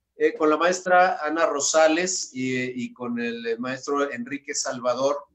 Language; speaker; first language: Spanish; native; Spanish